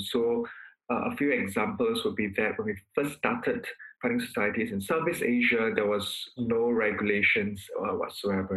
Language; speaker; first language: English; non-native, local second language; Chinese